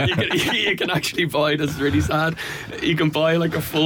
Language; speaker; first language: English; native; English